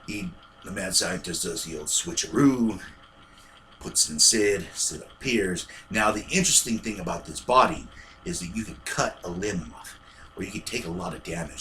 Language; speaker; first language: English; native; English